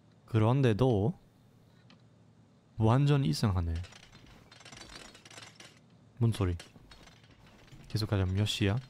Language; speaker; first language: Korean; non-native, fluent; German